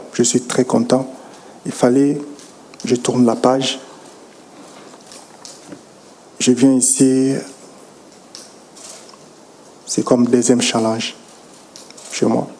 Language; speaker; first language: French; non-native, local second language; Lingala